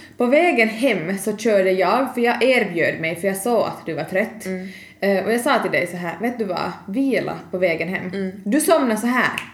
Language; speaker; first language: Swedish; native; Swedish